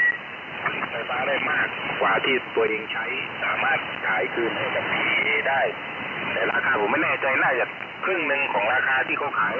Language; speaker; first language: Thai; native; Thai